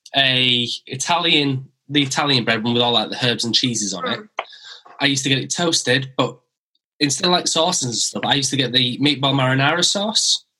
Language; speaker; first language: English; native; English